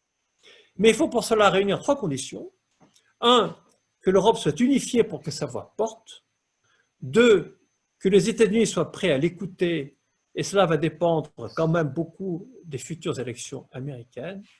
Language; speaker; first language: French; native; French